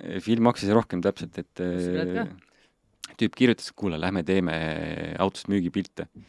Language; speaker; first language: Estonian; non-native, local second language; Russian